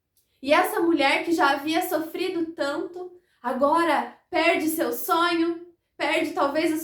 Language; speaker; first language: Portuguese; native; Portuguese